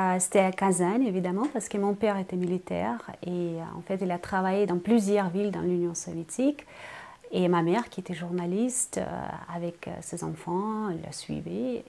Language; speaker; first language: French; non-native, fluent; Russian